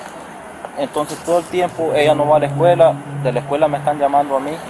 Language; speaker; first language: Spanish; native; Spanish